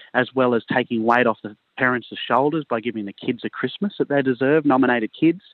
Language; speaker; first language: English; native; English